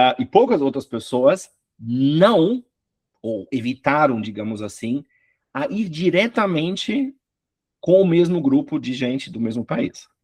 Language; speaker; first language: Portuguese; non-native, fluent; German